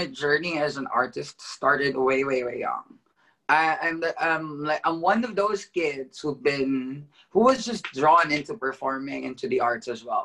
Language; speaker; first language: English; non-native, local second language; Filipino